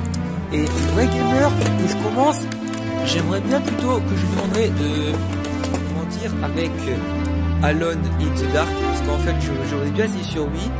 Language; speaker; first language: French; native; French